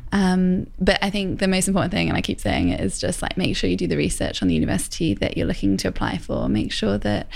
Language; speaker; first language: English; native; English